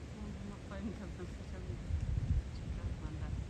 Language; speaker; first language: Persian; native; Persian